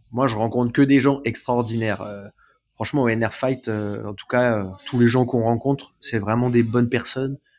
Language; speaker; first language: French; native; French